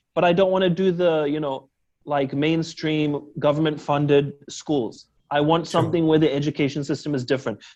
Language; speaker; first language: English; native; English